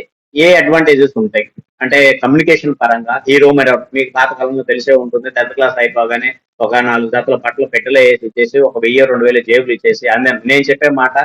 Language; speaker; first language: Telugu; native; Telugu